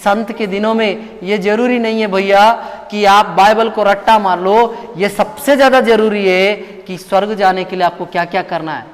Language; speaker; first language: Hindi; non-native, local second language; Telugu